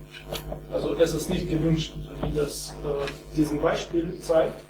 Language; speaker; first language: German; non-native, fluent; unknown